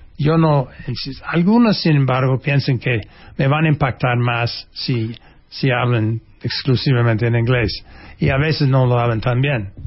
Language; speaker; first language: Spanish; non-native, fluent; English